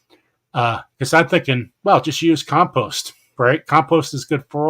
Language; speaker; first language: English; native; English